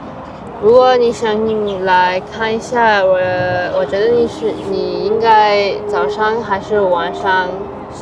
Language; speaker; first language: Chinese; non-native, learner; English